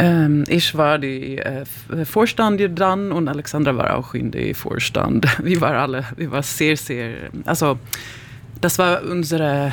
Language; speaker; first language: German; non-native, learner; Swedish